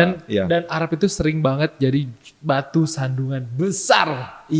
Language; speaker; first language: Indonesian; native; Indonesian